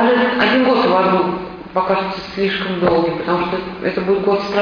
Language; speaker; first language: Russian; native; Russian